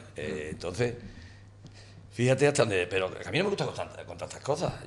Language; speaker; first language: Spanish; native; Spanish